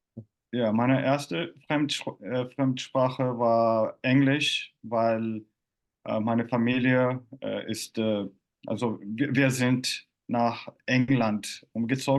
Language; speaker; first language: German; non-native, fluent; Finnish